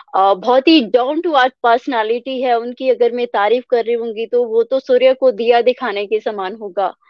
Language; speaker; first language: Hindi; native; Hindi